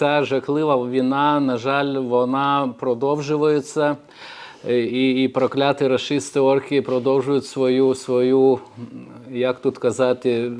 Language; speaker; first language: Ukrainian; non-native, fluent; Lithuanian